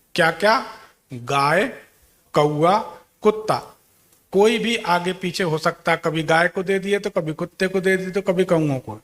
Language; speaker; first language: Hindi; native; Hindi